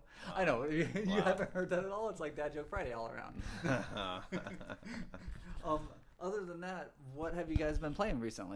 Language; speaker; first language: English; native; English